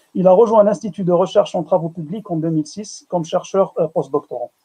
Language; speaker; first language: French; non-native, local second language; Arabic